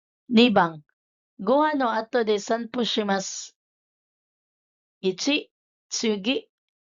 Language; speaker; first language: Japanese; non-native, fluent; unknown